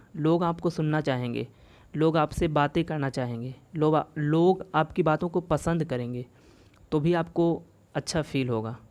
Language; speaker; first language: Hindi; native; Hindi